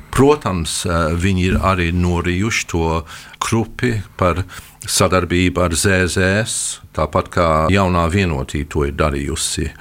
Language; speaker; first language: Latvian; early bilingual, heritage; Latvian